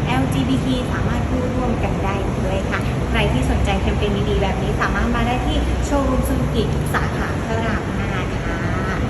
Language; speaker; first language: Thai; native; Thai